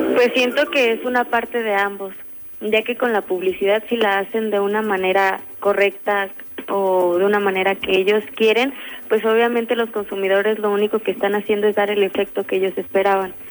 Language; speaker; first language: Spanish; native; Spanish